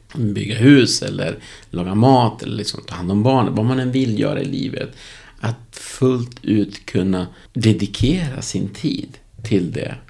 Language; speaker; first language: Swedish; early bilingual, other home language; Spanish